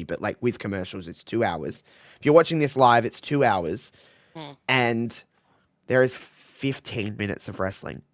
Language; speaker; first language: English; native; English